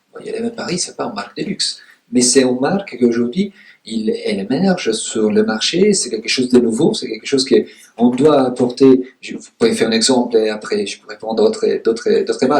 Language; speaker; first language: French; native; French